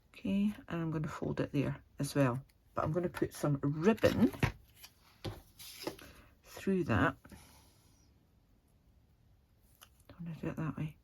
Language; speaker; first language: English; native; English